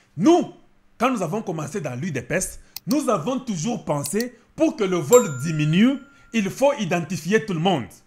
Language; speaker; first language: French; non-native, local second language; Lingala